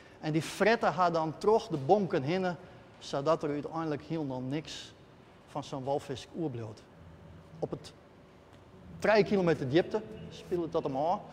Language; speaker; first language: Dutch; non-native, local second language; Western Frisian